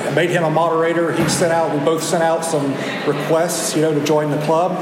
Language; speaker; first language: English; native; English